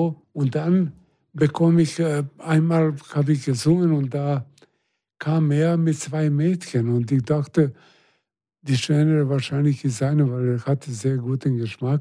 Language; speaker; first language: German; non-native, fluent; Serbian